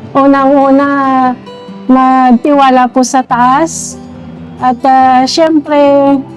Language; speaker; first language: Filipino; non-native, local second language; Hiligaynon